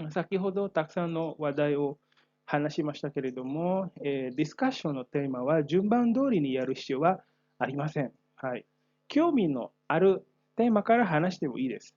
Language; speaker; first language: Japanese; non-native, fluent; Indonesian